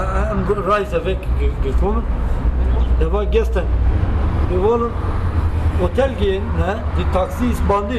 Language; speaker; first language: German; non-native, learner; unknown